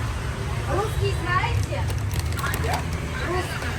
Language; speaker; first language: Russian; non-native, learner; Azerbaijani